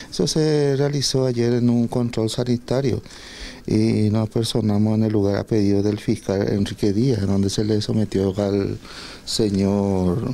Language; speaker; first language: Spanish; native; Spanish